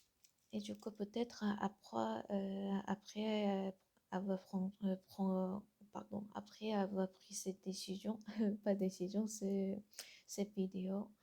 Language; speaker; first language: French; non-native, learner; Korean